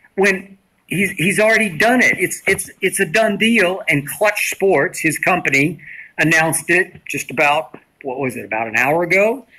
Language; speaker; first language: English; native; English